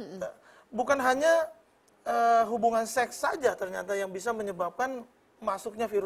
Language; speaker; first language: Indonesian; native; Indonesian